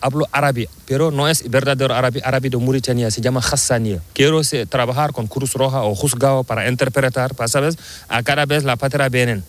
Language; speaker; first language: Spanish; non-native, learner; Fula